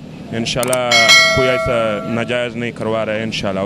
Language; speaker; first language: Hindi; non-native, local second language; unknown